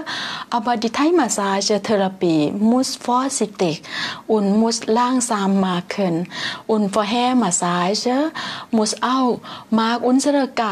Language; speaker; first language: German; non-native, learner; Thai